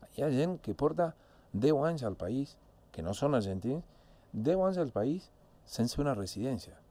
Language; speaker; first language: Catalan; non-native, fluent; Spanish